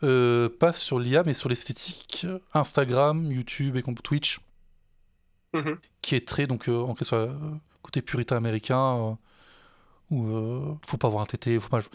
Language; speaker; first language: French; native; French